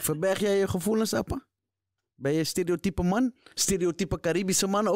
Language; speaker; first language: Dutch; native; Dutch